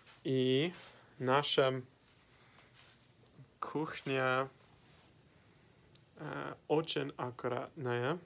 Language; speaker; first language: Russian; non-native, learner; English